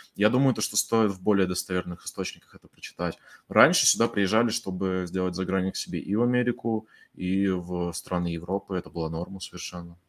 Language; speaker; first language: Russian; native; Russian